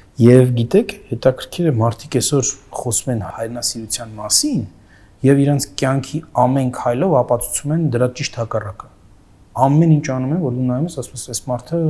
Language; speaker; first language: Armenian; native; Armenian